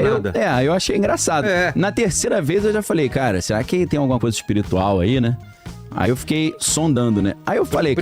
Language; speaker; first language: Portuguese; native; Portuguese